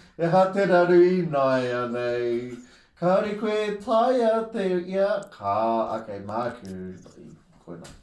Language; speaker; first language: Māori; non-native, local second language; English